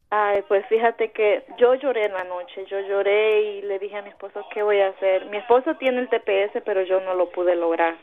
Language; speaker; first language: Spanish; native; Spanish